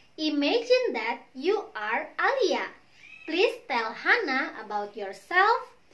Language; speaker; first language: English; non-native, fluent; Indonesian